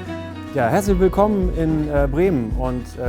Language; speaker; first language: German; native; German